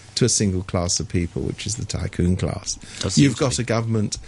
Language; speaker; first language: English; native; English